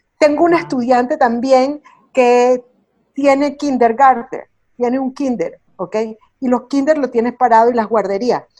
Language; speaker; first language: Spanish; early bilingual, heritage; Spanish